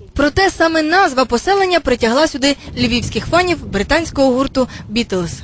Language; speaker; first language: Ukrainian; native; Ukrainian